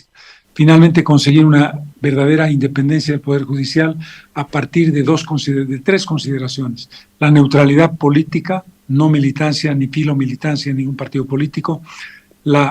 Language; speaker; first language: Spanish; native; Spanish